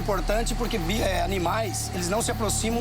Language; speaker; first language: Portuguese; native; Portuguese